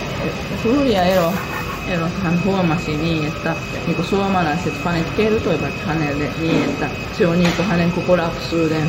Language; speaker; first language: Finnish; non-native, fluent; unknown